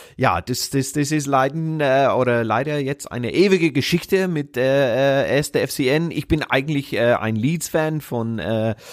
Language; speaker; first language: German; native; German